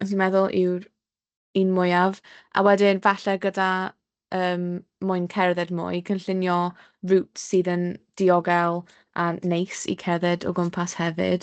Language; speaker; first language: Welsh; non-native, local second language; English